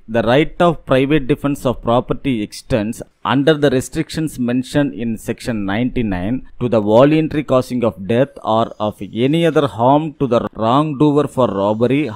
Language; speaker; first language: English; non-native, local second language; Tamil